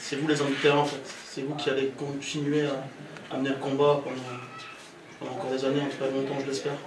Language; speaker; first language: French; early bilingual, other home language; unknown